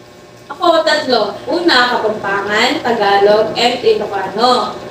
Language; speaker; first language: Filipino; non-native, local second language; Pampanga